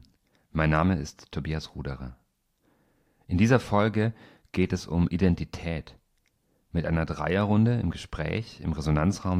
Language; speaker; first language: German; native; German